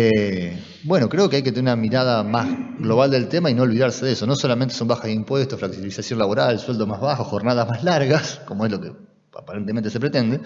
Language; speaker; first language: Spanish; native; Spanish